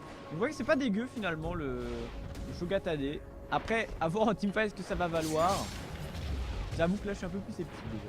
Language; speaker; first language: French; native; French